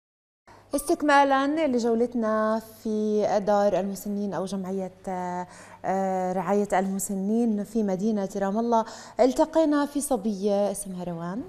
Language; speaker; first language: Arabic; native; Arabic